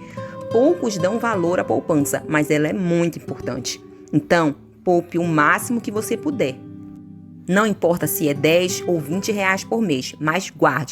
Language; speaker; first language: Portuguese; native; Portuguese